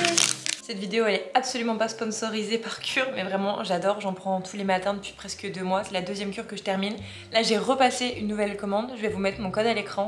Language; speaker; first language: French; native; French